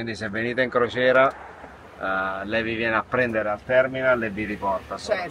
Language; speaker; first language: Italian; native; Italian